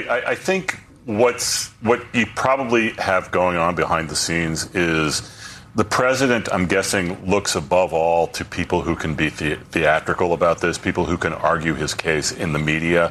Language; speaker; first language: English; native; English